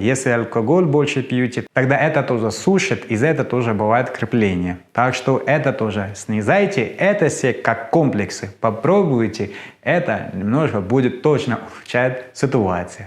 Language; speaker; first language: Russian; non-native, learner; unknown